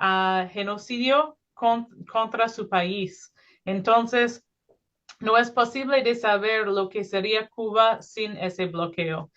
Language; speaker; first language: Spanish; non-native, fluent; English